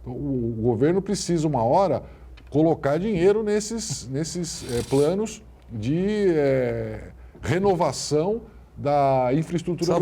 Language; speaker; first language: Portuguese; native; Portuguese